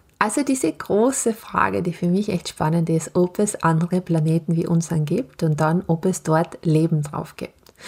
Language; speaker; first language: German; native; German